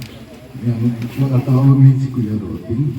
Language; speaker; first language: Filipino; non-native, learner; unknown